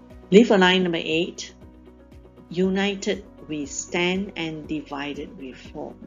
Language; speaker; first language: English; non-native, local second language; Chinese